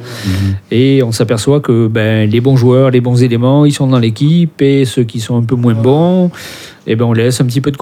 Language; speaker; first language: French; native; French